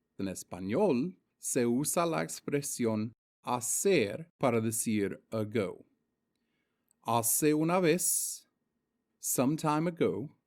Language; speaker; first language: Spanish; non-native, fluent; English